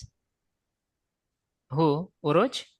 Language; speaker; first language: English; non-native, fluent; Indonesian